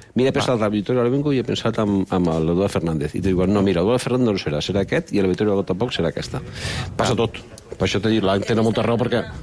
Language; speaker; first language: Catalan; non-native, local second language; Spanish